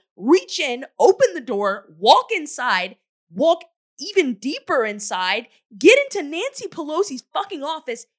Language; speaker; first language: English; native; English